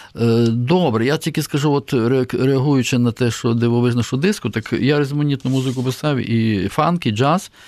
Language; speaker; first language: Ukrainian; native; Ukrainian